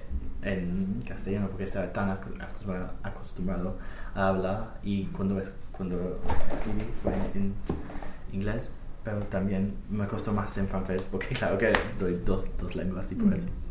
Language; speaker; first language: Spanish; non-native, fluent; English